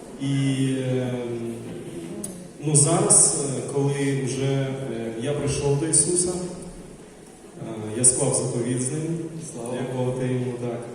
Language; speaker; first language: Ukrainian; non-native, local second language; Russian